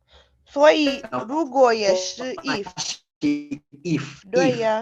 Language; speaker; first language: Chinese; non-native, learner; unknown